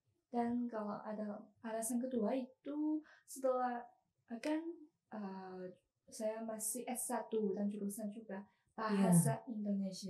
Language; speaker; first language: Indonesian; non-native, learner; Chinese